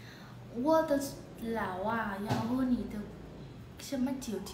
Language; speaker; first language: Chinese; non-native, learner; Vietnamese